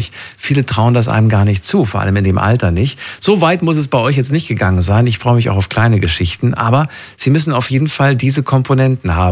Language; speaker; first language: German; native; German